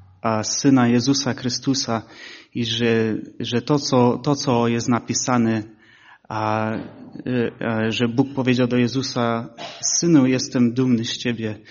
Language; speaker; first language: Polish; early bilingual, heritage; Polish